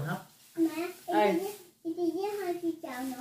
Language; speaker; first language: Vietnamese; early bilingual, heritage; Vietnamese